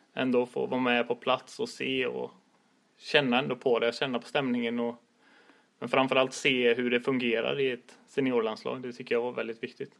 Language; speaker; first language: Swedish; native; Swedish